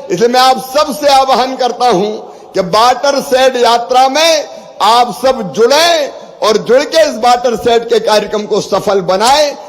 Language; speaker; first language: Hindi; native; Hindi